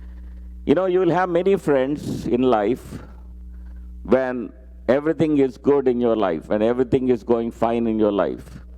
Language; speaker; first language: English; non-native, local second language; Telugu